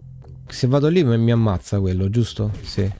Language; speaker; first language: Italian; native; Italian